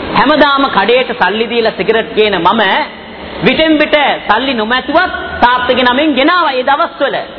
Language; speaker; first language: Sinhala; non-native, local second language; Tamil